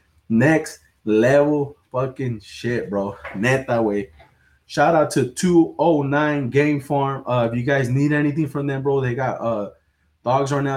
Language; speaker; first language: English; early bilingual, other home language; Spanish